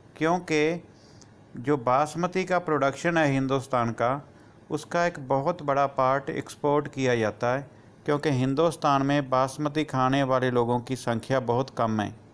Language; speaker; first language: Hindi; non-native, local second language; Punjabi